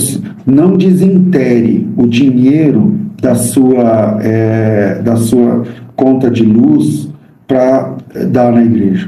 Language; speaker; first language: Portuguese; native; Portuguese